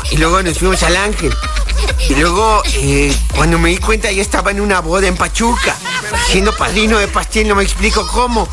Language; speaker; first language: Spanish; native; Spanish